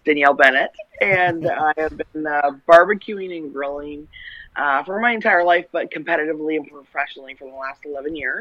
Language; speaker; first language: English; native; English